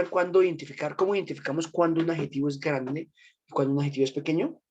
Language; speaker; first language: Spanish; native; Spanish